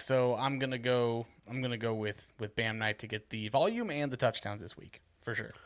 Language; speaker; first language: English; native; English